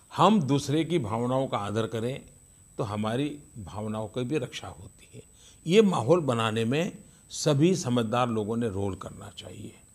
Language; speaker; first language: Hindi; non-native, local second language; Gujarati